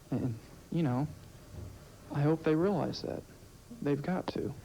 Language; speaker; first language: English; native; English